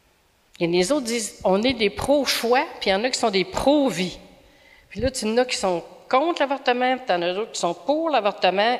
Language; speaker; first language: French; native; French